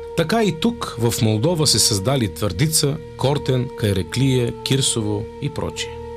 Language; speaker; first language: Bulgarian; native; Bulgarian